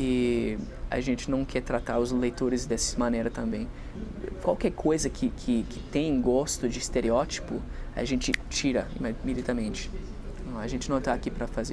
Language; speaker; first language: Portuguese; non-native, fluent; English